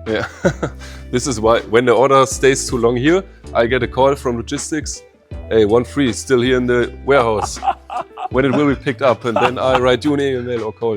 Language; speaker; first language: English; non-native, fluent; German